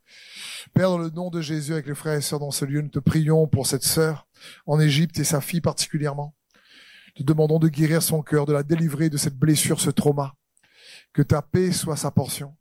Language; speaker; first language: French; native; French